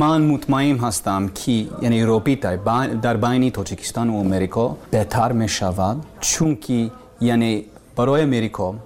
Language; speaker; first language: Persian; non-native, learner; English